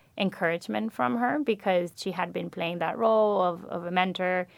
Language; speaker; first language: English; non-native, fluent; Spanish